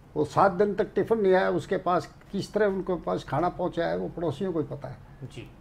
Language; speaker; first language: Hindi; native; Hindi